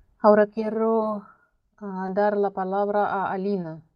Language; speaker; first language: Spanish; non-native, learner; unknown